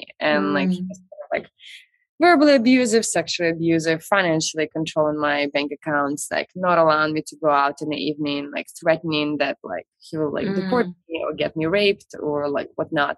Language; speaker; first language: English; non-native, fluent; Russian